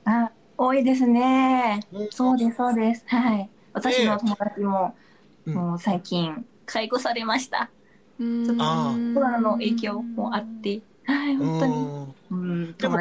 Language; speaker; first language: Japanese; non-native, fluent; Thai